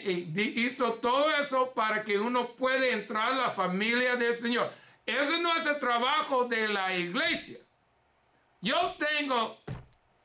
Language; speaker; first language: Spanish; early bilingual, heritage; English